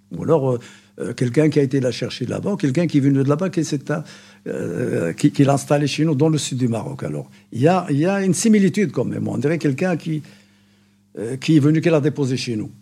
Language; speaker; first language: French; non-native, local second language; Arabic